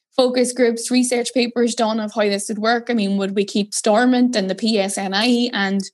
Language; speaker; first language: English; native; English